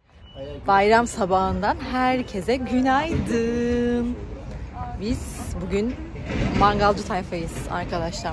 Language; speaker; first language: Turkish; native; Turkish